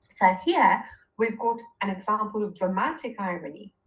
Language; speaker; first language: English; non-native, fluent; Persian